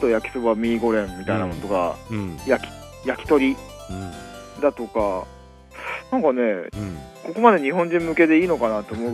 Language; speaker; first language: Japanese; native; Japanese